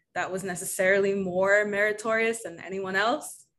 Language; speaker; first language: English; early bilingual, other home language; Spanish